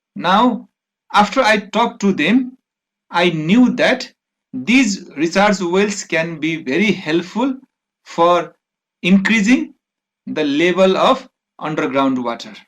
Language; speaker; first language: English; non-native, local second language; Nepali